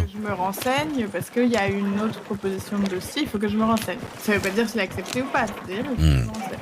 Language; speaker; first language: French; native; French